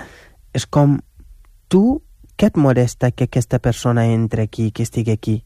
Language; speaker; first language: Catalan; non-native, fluent; Wolof